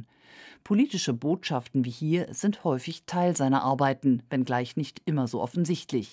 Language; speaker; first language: German; native; German